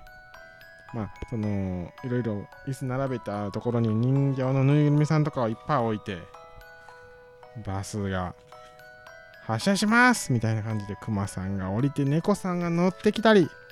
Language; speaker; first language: Japanese; native; Japanese